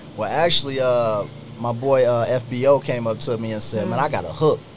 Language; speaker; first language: English; native; English